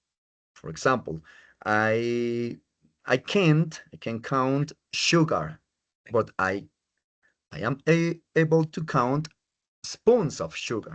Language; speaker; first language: English; non-native, fluent; Spanish